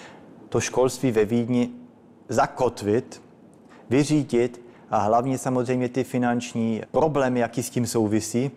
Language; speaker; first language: Czech; early bilingual, heritage; Czech